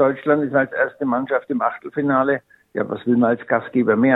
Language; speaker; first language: German; native; German